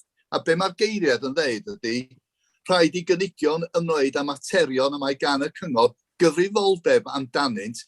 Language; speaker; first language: Welsh; native; Welsh